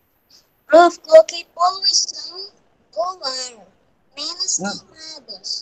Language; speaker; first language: Portuguese; native; Portuguese